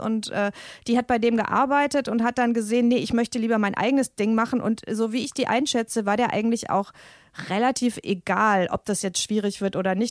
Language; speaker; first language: German; native; German